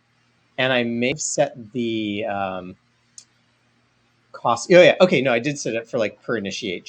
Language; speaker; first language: English; native; English